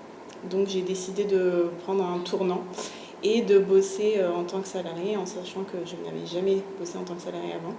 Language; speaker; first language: French; native; French